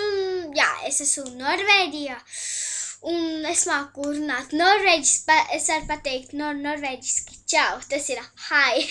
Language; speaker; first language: Latvian; early bilingual, heritage; Latvian